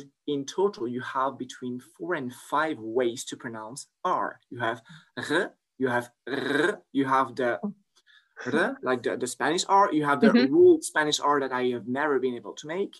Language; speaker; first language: English; non-native, fluent; French